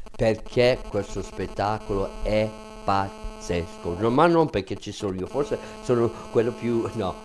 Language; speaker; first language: Italian; non-native, fluent; English